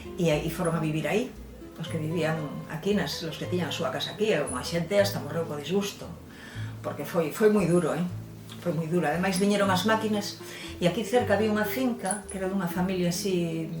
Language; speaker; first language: Galician; native; Galician